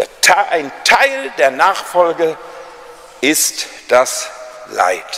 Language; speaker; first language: German; native; German